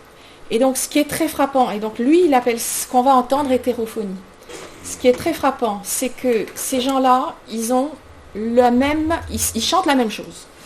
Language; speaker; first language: French; native; French